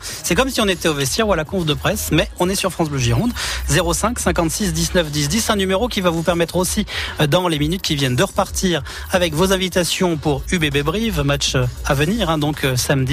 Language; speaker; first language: French; native; French